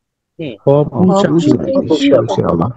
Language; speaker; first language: Chinese; non-native, learner; Bangla